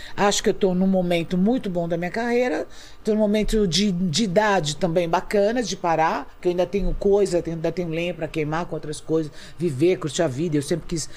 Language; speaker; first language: Portuguese; native; Portuguese